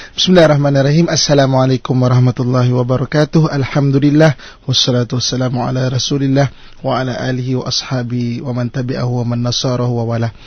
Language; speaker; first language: Malay; native; Malay